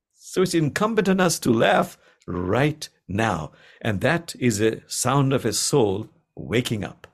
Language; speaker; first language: English; non-native, local second language; Bangla